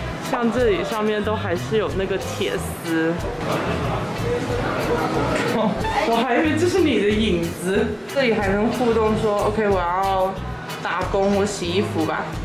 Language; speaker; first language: Chinese; early bilingual, heritage; Chinese